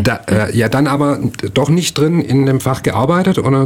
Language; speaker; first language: German; native; German